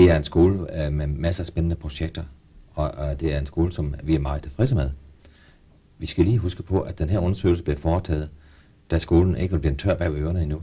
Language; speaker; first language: Danish; native; Danish